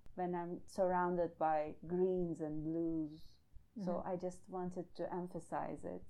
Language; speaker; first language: English; non-native, fluent; Turkish